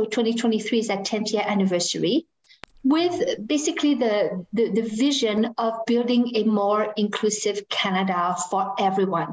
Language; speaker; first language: English; non-native, fluent; French